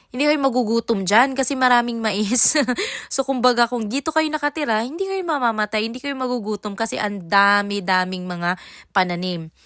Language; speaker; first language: Filipino; non-native, local second language; Cebuano